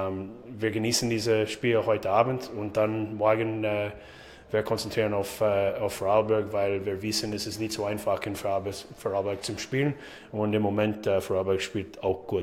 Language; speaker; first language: German; non-native, learner; English